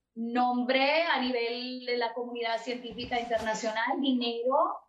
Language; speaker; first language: Spanish; native; Spanish